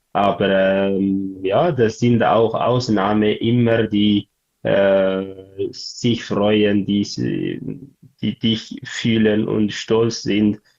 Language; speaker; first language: German; non-native, learner; Tigrinya